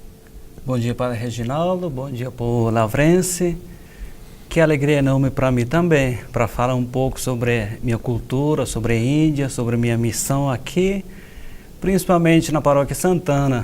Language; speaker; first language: Portuguese; non-native, fluent; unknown